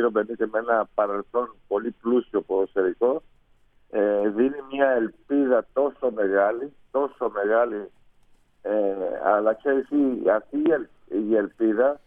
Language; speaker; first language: Greek; non-native, fluent; Spanish